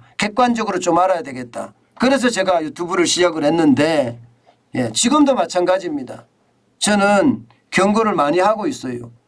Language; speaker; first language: Korean; native; Korean